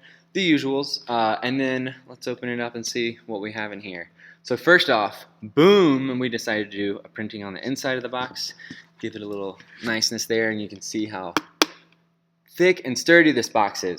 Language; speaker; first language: English; native; English